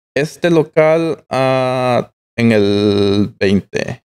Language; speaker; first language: Spanish; native; Spanish